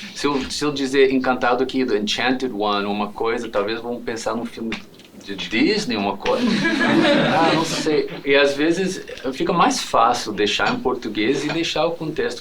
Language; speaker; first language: Portuguese; non-native, fluent; English